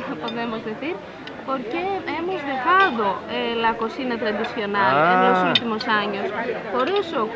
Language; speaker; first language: Spanish; non-native, fluent; Greek